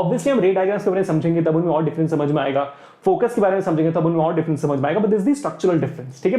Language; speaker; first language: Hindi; native; Hindi